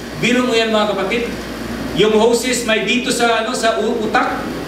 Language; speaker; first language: Filipino; non-native, local second language; Cebuano